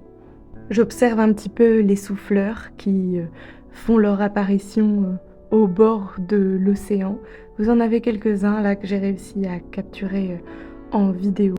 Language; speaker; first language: French; native; French